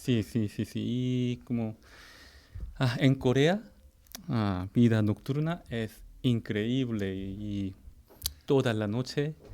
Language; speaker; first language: Spanish; non-native, fluent; Korean